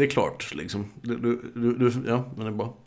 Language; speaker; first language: Swedish; native; Swedish